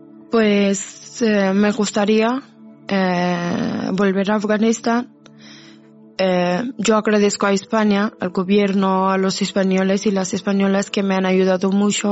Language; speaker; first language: Spanish; non-native, fluent; Persian